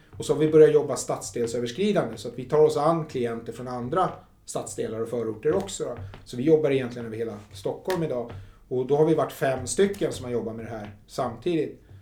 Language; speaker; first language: Swedish; native; Swedish